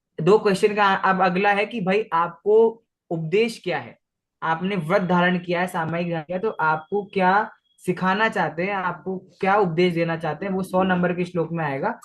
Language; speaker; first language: Hindi; non-native, local second language; Marathi